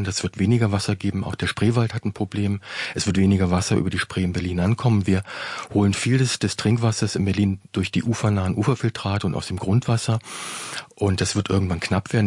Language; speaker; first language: German; native; German